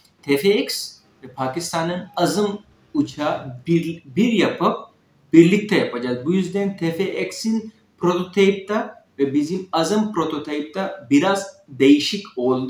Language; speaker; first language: Turkish; non-native, fluent; Urdu